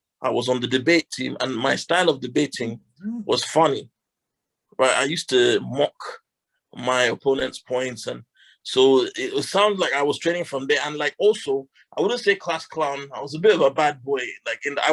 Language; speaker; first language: English; non-native, local second language; Hausa